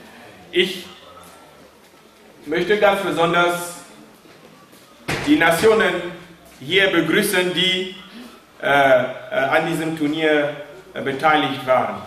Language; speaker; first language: German; non-native, fluent; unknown